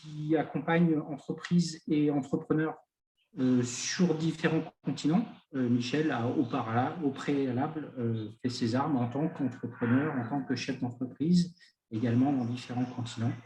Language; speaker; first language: French; native; French